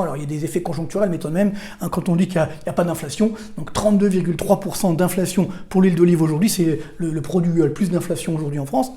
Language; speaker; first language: French; native; French